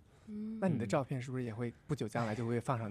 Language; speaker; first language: Chinese; native; Chinese